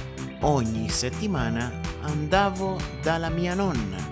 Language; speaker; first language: Italian; non-native, fluent; Spanish